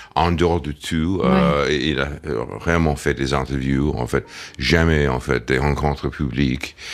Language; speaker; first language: French; non-native, fluent; English